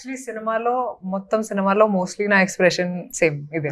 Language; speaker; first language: Telugu; non-native, local second language; Hindi